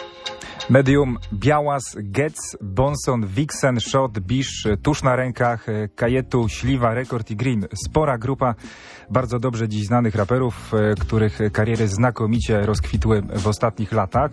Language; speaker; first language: Polish; native; Polish